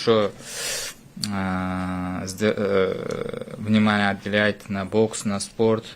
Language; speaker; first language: Russian; non-native, fluent; Uzbek